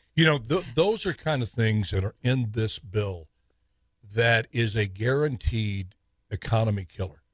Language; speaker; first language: English; native; English